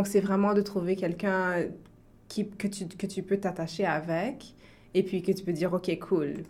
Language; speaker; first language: French; early bilingual, heritage; French